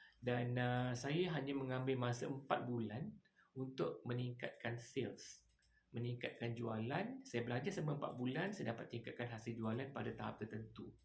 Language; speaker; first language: Malay; native; Malay